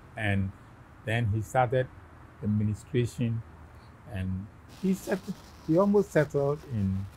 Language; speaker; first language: English; non-native, local second language; Akan